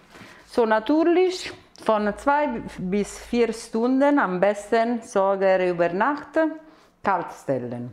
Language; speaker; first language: German; non-native, fluent; Italian